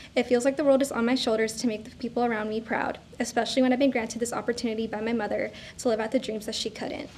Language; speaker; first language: English; native; English